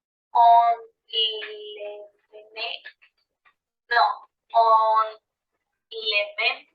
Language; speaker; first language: French; non-native, learner; Spanish